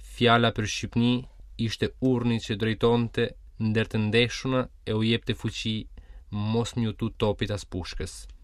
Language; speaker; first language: Albanian; native; Albanian